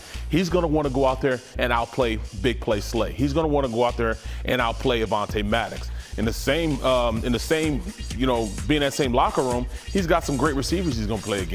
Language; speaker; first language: English; native; English